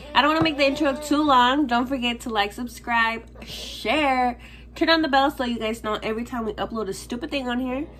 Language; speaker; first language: English; early bilingual, other home language; Spanish